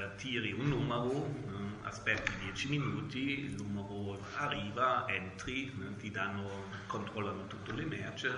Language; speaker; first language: Italian; non-native, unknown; German